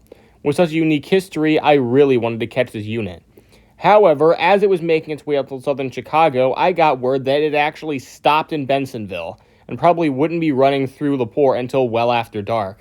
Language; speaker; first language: English; native; English